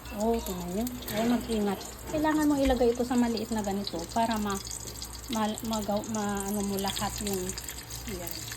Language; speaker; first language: Filipino; non-native, local second language; Iloko